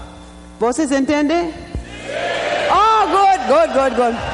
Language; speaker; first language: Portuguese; non-native, learner; English